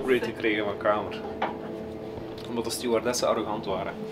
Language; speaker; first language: Dutch; native; Dutch